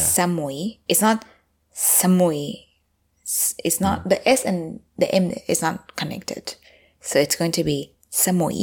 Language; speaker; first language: English; non-native, fluent; Thai